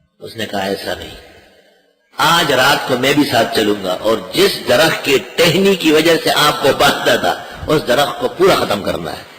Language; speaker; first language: Urdu; non-native, local second language; Pashto